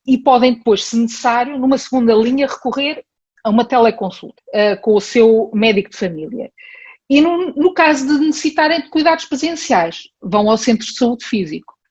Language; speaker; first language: Portuguese; early bilingual, heritage; Portuguese